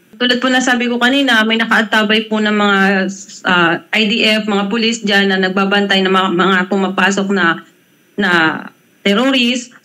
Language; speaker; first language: Filipino; native; Filipino